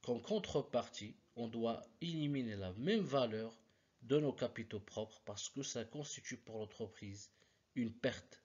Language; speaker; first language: French; non-native, local second language; Arabic